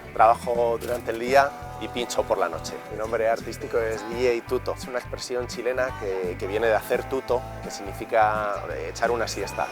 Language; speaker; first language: Spanish; native; Spanish